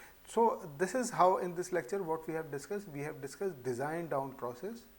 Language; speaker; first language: English; non-native, local second language; Hindi